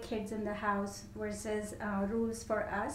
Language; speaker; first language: English; non-native, local second language; Hindi